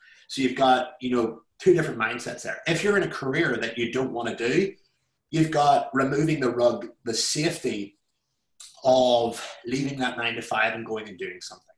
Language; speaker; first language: English; native; English